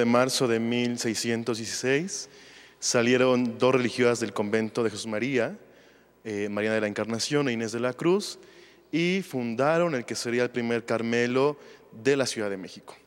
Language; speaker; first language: Spanish; native; Spanish